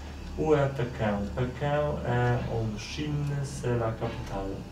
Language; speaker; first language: French; non-native, learner; Polish